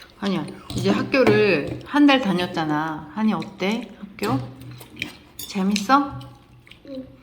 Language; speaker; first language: Korean; native; Korean